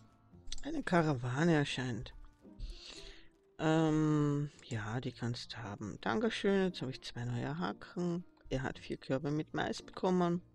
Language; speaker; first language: German; native; German